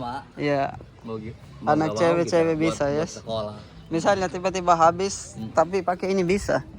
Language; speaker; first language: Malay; non-native, learner; Urdu